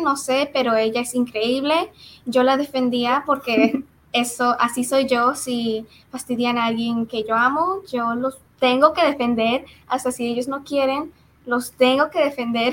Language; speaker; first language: Spanish; early bilingual, heritage; Spanish